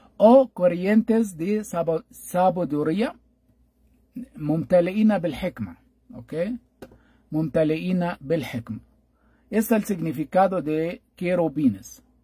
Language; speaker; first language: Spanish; non-native, fluent; Arabic